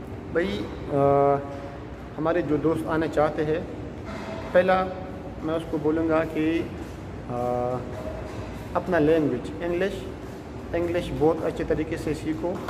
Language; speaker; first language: Hindi; non-native, local second language; Pashto